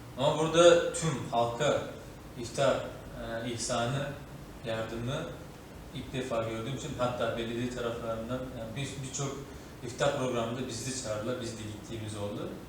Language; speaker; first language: Turkish; non-native, fluent; Uzbek